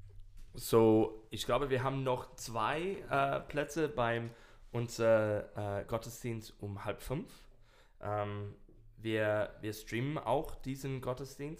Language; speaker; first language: German; non-native, learner; English